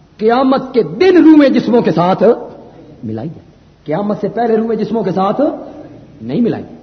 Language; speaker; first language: Urdu; non-native, local second language; Punjabi